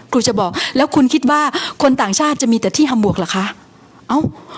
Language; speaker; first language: Thai; native; Thai